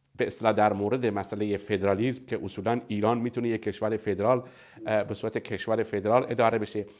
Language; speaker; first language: Persian; non-native, local second language; Baluchi